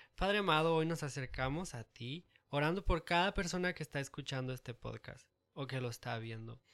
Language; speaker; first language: Spanish; early bilingual, heritage; Spanish